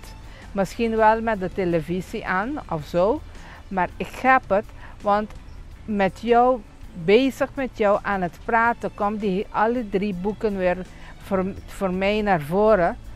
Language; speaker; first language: Dutch; non-native, local second language; Papiamento